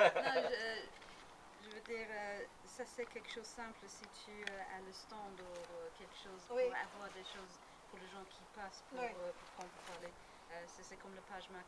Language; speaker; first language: French; non-native, learner; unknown